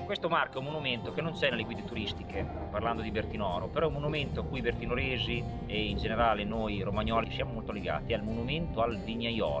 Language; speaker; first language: Italian; native; Italian